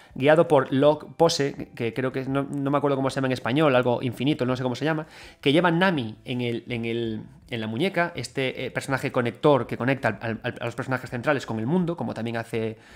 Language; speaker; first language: Spanish; native; Spanish